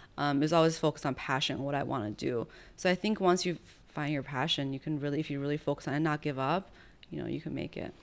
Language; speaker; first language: English; early bilingual, other home language; Chinese